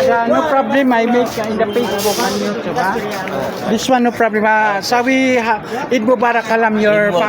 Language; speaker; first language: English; non-native, learner; Filipino